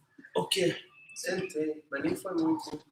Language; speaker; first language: Portuguese; native; Portuguese